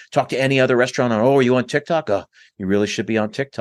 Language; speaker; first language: English; native; English